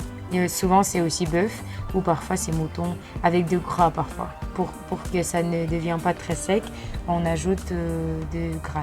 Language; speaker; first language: French; non-native, learner; Kyrgyz